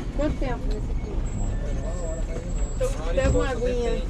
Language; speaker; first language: Portuguese; native; Portuguese